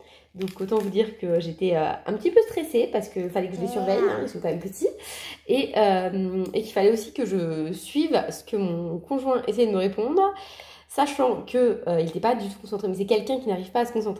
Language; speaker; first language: French; native; French